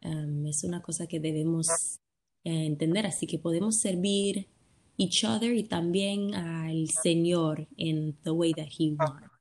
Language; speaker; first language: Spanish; early bilingual, heritage; Spanish